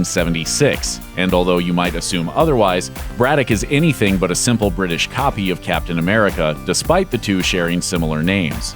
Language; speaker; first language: English; native; English